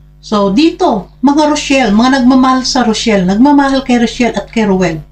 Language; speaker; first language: Filipino; non-native, local second language; Hiligaynon